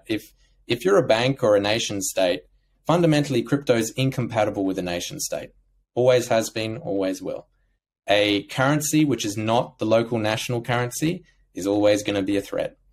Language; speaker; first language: English; native; English